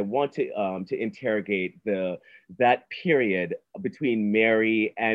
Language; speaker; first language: English; native; English